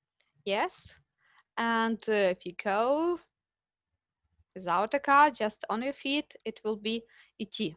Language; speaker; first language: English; non-native, fluent; Ukrainian